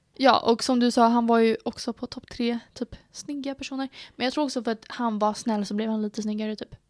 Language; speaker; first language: Swedish; native; Swedish